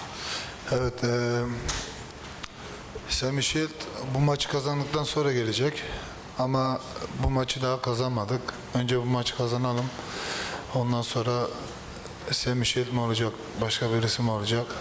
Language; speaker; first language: Turkish; early bilingual, heritage; Turkish